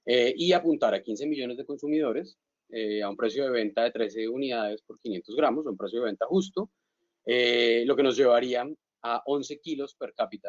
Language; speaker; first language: Spanish; native; Spanish